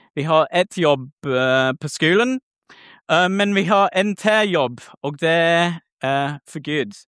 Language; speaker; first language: Norwegian; non-native, learner; English